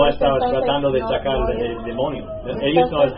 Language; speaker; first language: Spanish; non-native, learner; English